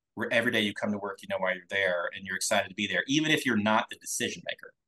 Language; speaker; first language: English; native; English